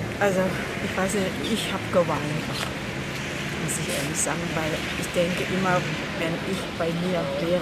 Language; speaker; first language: German; non-native, learner; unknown